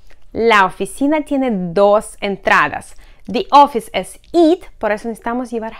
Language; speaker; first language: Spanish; non-native, fluent; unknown